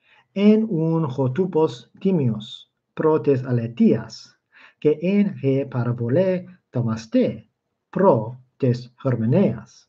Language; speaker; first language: Greek; non-native, fluent; English